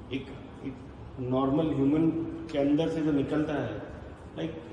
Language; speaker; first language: Hindi; non-native, local second language; Gujarati